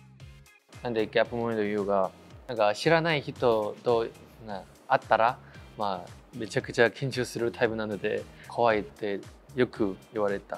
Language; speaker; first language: Japanese; non-native, fluent; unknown